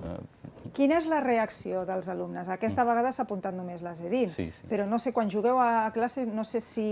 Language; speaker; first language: Catalan; native; Catalan